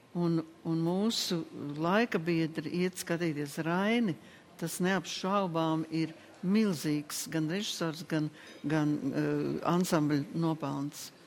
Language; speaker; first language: Latvian; native; Latvian